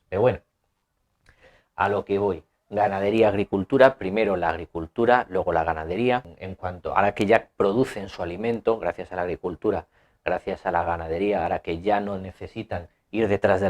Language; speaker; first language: Spanish; native; Spanish